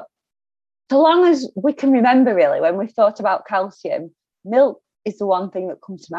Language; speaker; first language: English; native; English